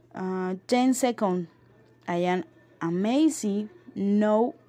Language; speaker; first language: English; non-native, learner; Spanish